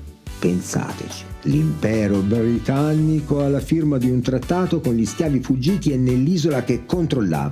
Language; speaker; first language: Italian; native; Italian